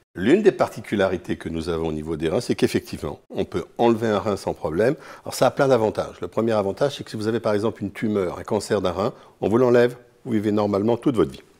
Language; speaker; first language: French; native; French